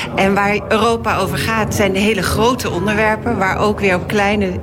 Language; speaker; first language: Dutch; native; Dutch